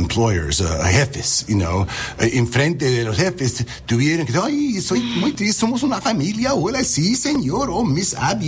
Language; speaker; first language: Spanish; non-native, learner; English